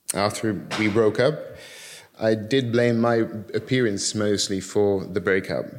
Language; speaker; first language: English; early bilingual, other home language; Dutch